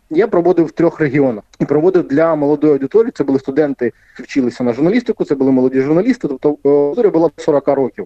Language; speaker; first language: Ukrainian; non-native, local second language; Russian